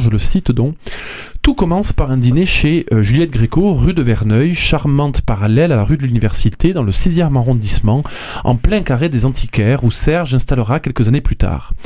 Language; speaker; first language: French; native; French